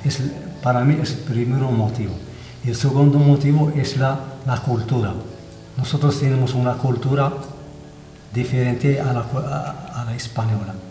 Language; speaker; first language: Spanish; non-native, fluent; Arabic